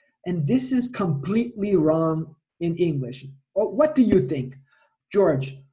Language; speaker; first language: English; native; English